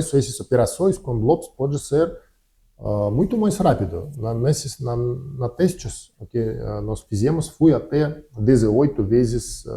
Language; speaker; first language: Portuguese; non-native, learner; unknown